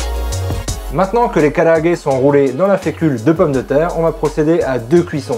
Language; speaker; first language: French; native; French